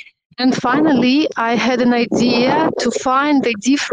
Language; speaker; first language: English; non-native, learner; Russian